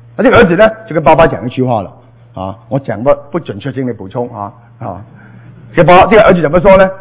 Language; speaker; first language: Chinese; non-native, local second language; Cantonese